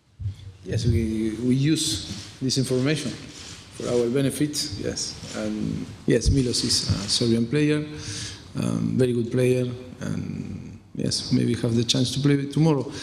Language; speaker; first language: English; non-native, fluent; Spanish